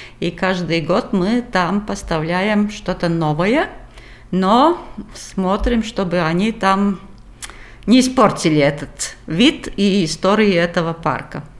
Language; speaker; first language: Russian; non-native, local second language; Latvian